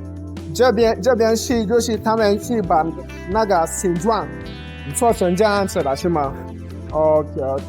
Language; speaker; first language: Chinese; non-native, fluent; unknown